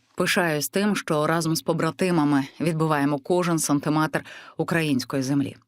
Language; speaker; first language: Ukrainian; early bilingual, other home language; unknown